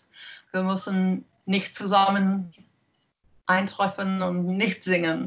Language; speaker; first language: German; non-native, learner; English